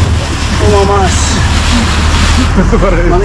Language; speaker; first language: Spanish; non-native, learner; Filipino